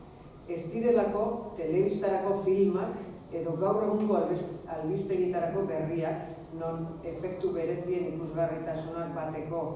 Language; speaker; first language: Basque; native; Basque